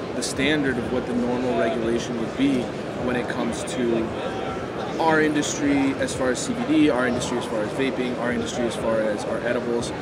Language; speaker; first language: English; native; English